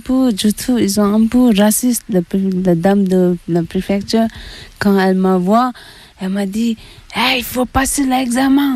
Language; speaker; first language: French; non-native, learner; Tibetan